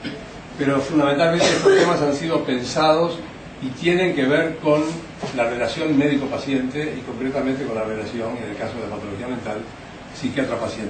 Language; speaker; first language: Spanish; native; Spanish